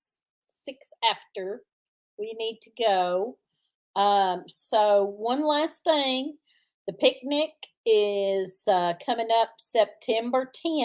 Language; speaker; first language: English; native; English